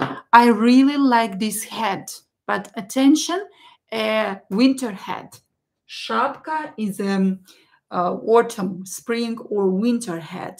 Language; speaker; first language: English; non-native, fluent; Russian